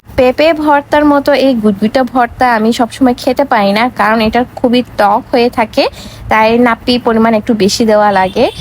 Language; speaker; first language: Bangla; non-native, local second language; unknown